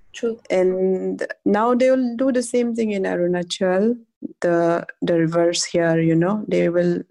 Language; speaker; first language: English; non-native, local second language; Adi